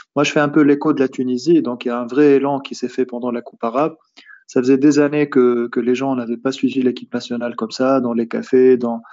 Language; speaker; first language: French; native; French